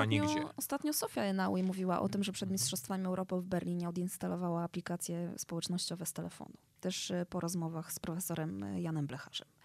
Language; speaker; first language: Polish; native; Polish